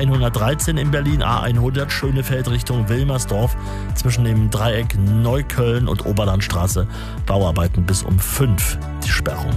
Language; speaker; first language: German; native; German